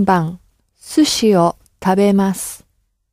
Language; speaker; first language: Japanese; non-native, learner; English